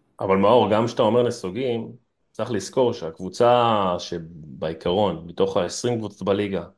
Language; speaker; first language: Hebrew; native; Hebrew